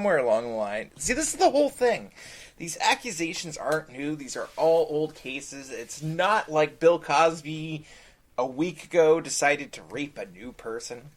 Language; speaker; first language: English; native; English